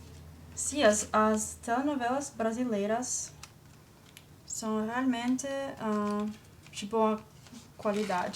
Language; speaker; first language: Portuguese; non-native, learner; English